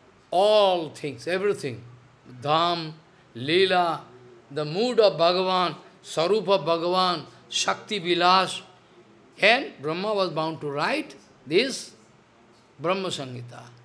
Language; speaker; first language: English; non-native, local second language; Bangla